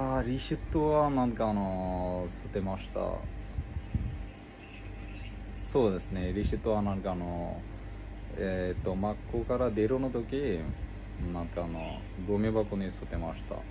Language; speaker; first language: Japanese; non-native, learner; Bangla